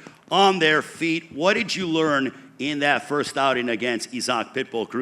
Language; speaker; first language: English; native; English